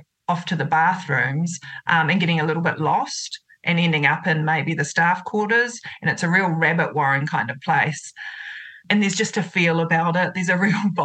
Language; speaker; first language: English; native; English